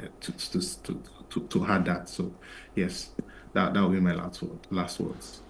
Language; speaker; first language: English; non-native, local second language; Yoruba